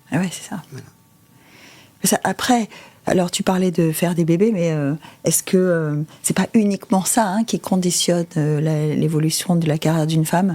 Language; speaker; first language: French; native; French